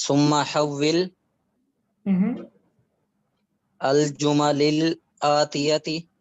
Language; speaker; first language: Arabic; non-native, learner; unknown